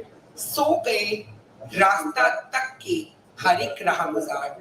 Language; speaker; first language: Hindi; native; Hindi